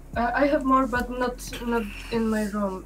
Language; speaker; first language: English; non-native, fluent; Slovak